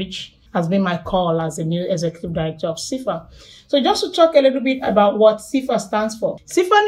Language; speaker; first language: English; non-native, local second language; Yoruba